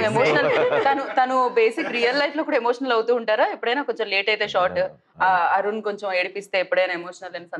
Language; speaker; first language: Telugu; native; Telugu